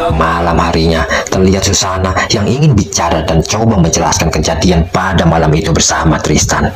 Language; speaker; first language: Indonesian; native; Indonesian